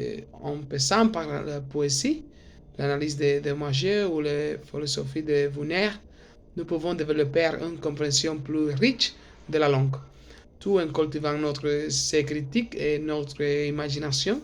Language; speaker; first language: French; non-native, learner; Spanish